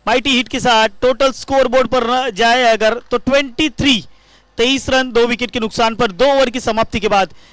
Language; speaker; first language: Hindi; non-native, local second language; Marathi